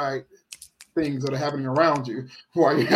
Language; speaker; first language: English; native; English